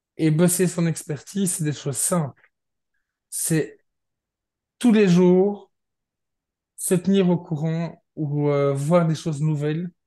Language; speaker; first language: French; native; French